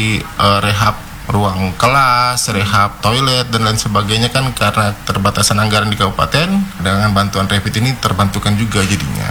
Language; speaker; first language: Indonesian; native; Indonesian